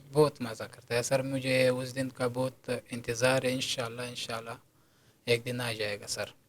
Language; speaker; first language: Urdu; non-native, local second language; Pashto